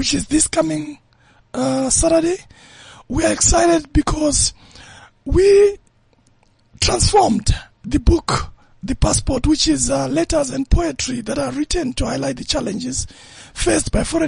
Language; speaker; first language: English; non-native, local second language; Shona